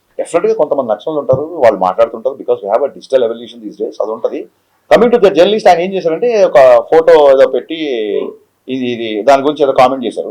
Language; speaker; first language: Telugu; native; Telugu